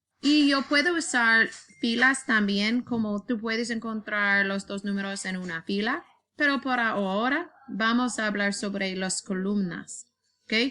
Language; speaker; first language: Spanish; non-native, learner; English